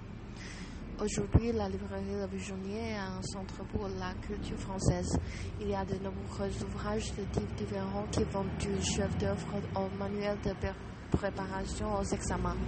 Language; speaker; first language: French; non-native, learner; Chinese